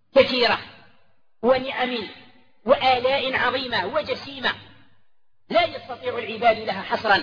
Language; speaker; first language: Arabic; native; Arabic